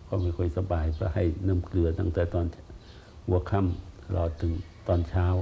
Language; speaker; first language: Thai; non-native, fluent; Khmer